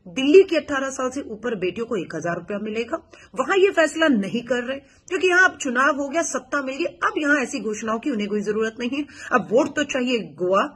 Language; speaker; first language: Hindi; native; Hindi